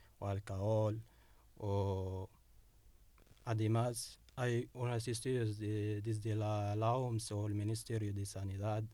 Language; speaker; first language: Spanish; non-native, learner; Russian